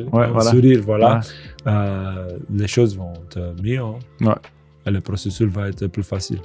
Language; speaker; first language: French; non-native, fluent; Romanian